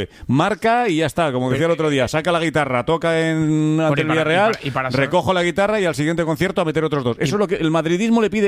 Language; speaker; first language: Spanish; native; Spanish